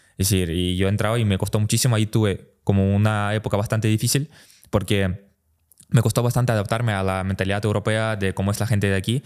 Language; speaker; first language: Spanish; early bilingual, other home language; Russian